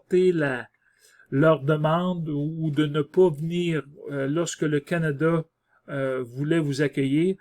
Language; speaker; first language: French; native; French